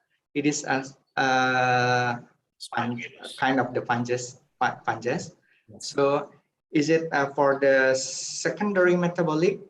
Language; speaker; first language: English; non-native, fluent; Indonesian